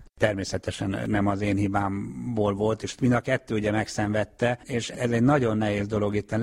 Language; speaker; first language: Hungarian; early bilingual, heritage; Hungarian